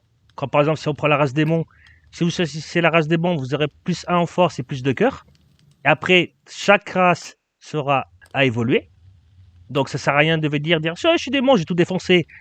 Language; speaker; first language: French; native; French